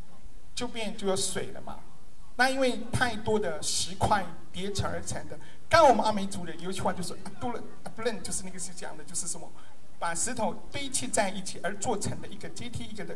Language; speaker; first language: Chinese; native; Chinese